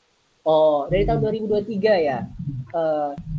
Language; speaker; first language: Indonesian; native; Indonesian